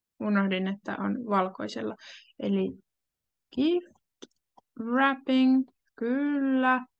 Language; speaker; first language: Finnish; native; Finnish